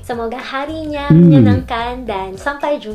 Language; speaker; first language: Indonesian; non-native, learner; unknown